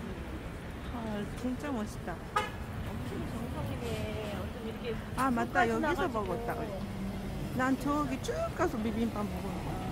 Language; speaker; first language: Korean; non-native, fluent; Japanese